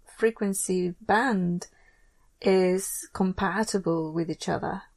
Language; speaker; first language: English; native; English